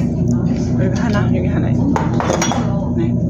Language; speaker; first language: Korean; non-native, fluent; Filipino